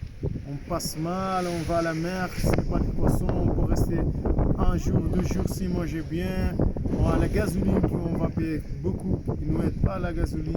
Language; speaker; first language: French; non-native, fluent; Kabuverdianu